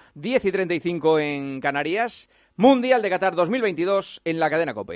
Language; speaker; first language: Spanish; native; Spanish